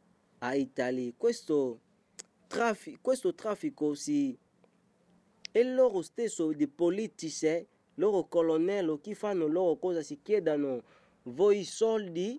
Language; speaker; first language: Italian; non-native, learner; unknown